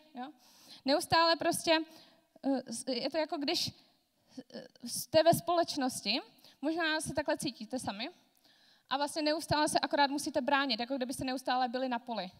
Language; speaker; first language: Czech; non-native, fluent; Georgian